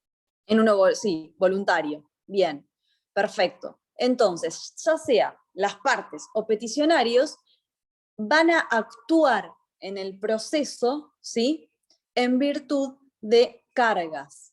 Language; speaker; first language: Spanish; native; Spanish